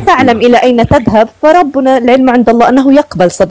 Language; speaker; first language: Arabic; native; Arabic